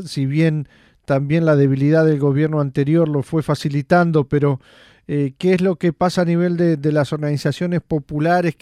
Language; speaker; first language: Spanish; native; Spanish